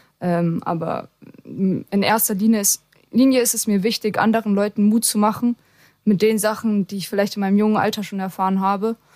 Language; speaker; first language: German; native; German